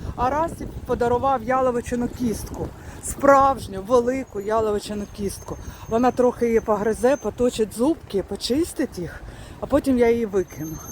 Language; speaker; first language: Ukrainian; non-native, local second language; Russian